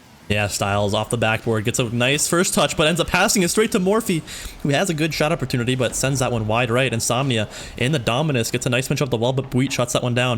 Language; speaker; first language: English; native; English